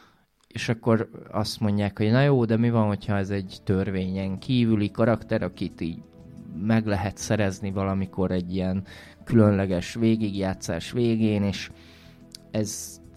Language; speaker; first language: Hungarian; native; Hungarian